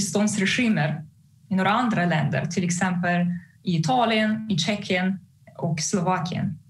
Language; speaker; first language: Swedish; non-native, fluent; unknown